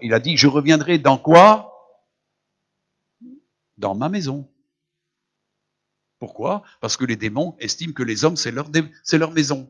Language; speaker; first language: French; native; French